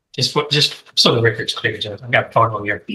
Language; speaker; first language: English; native; English